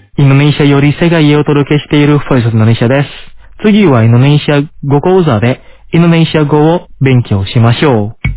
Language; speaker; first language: Japanese; non-native, fluent; Indonesian